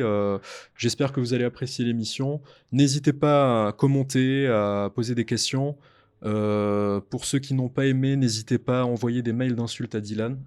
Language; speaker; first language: French; native; French